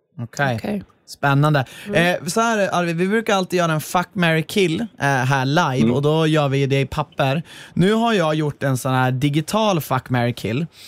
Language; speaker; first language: Swedish; native; Swedish